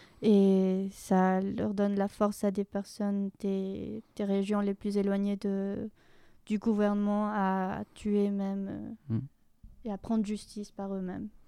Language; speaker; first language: French; non-native, fluent; Spanish